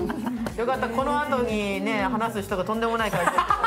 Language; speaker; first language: Japanese; native; Japanese